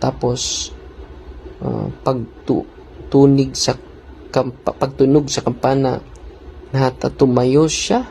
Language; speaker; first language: Filipino; native; Filipino